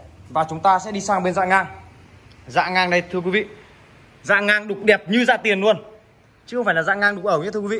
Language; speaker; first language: Vietnamese; native; Vietnamese